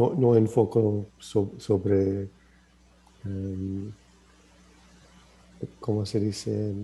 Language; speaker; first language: Spanish; non-native, learner; English